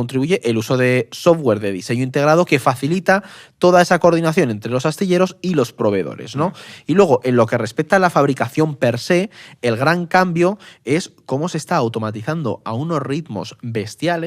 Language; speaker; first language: Spanish; native; Spanish